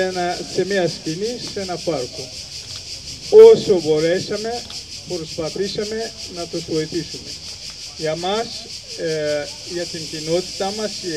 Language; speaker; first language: Greek; non-native, fluent; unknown